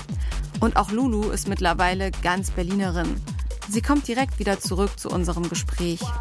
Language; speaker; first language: German; native; German